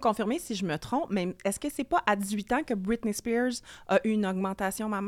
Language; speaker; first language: French; native; French